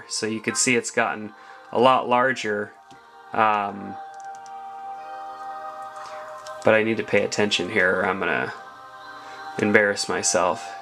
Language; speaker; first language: English; native; English